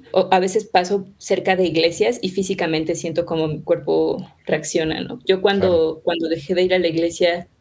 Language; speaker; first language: Spanish; native; Spanish